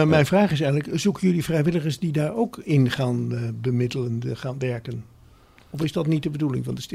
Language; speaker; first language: Dutch; native; Dutch